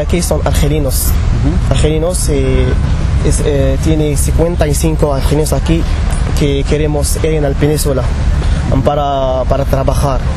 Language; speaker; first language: Spanish; non-native, learner; Arabic